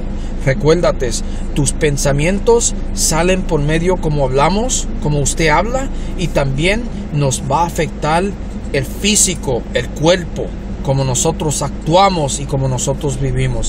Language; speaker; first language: Spanish; early bilingual, heritage; Spanish